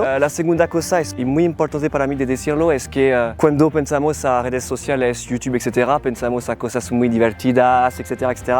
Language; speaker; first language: Spanish; non-native, learner; French